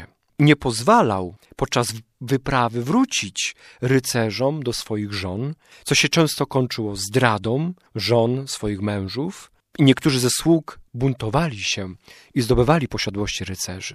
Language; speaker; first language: Polish; native; Polish